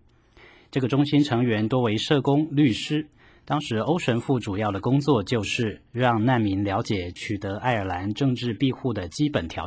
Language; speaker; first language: Chinese; native; Chinese